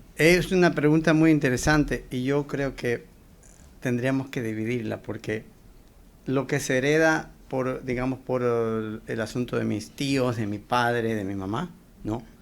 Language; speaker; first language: Spanish; native; Spanish